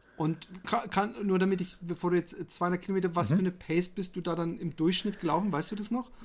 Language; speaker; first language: German; native; German